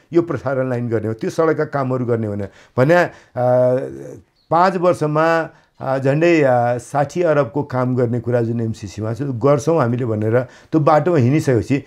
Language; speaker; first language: Nepali; native; Nepali